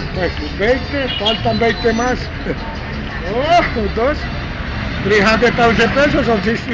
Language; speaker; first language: Spanish; native; Spanish